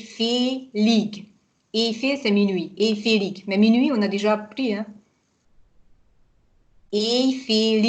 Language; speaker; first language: French; non-native, fluent; Hungarian